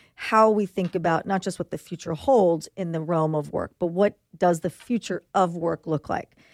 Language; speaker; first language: English; native; English